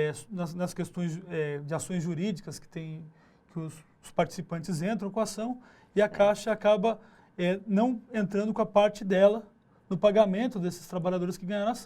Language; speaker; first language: Portuguese; native; Portuguese